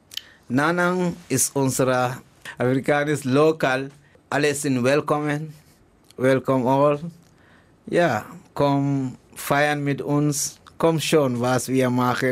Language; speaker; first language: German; non-native, learner; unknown